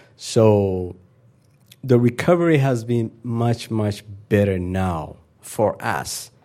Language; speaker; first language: English; non-native, fluent; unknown